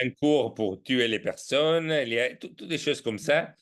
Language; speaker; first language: French; non-native, fluent; Italian